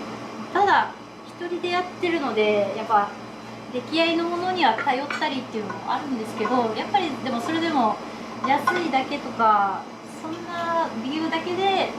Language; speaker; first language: Japanese; native; Japanese